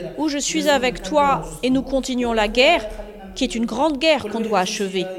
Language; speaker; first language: French; non-native, local second language; Arabic